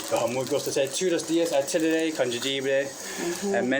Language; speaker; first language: Spanish; non-native, learner; English